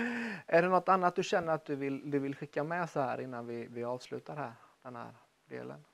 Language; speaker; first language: Swedish; native; Swedish